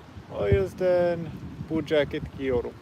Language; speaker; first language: Turkish; non-native, learner; English